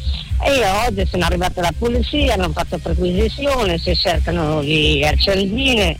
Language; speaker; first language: Italian; non-native, learner; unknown